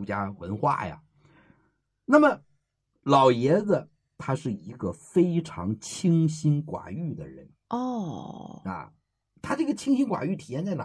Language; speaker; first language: Chinese; native; Chinese